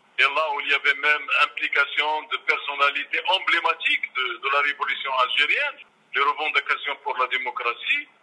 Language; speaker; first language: French; non-native, local second language; Arabic